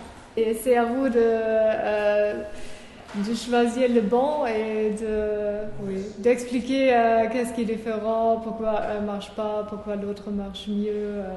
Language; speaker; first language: French; non-native, fluent; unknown